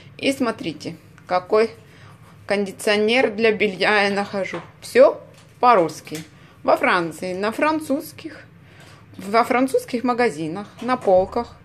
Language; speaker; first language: Russian; native; Russian